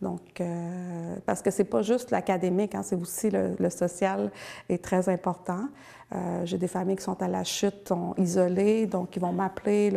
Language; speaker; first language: French; native; French